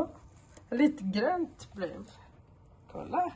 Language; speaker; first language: Swedish; non-native, fluent; Portuguese